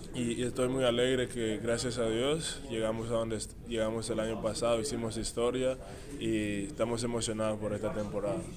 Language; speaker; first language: Spanish; native; Spanish